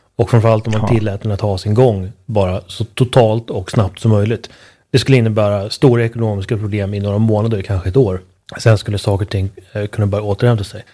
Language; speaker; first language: Swedish; native; Swedish